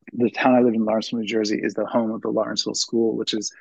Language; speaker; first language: English; native; English